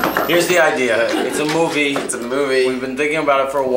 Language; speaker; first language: English; native; English